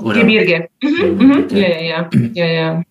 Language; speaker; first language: German; non-native, learner; Slovak